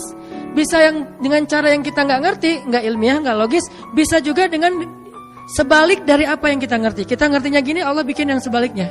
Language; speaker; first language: Indonesian; native; Indonesian